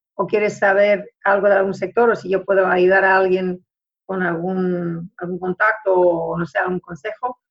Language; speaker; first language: Spanish; early bilingual, heritage; Spanish